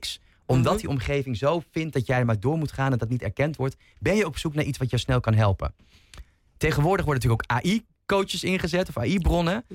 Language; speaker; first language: Dutch; native; Dutch